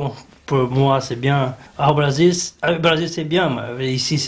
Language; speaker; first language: French; non-native, learner; Portuguese